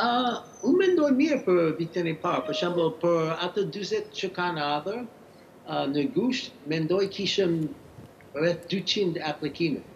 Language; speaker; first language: Albanian; early bilingual, heritage; English